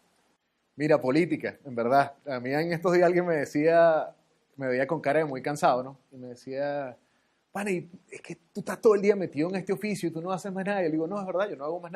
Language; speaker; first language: Spanish; native; Spanish